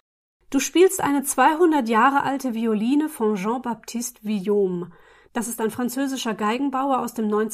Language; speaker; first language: German; native; German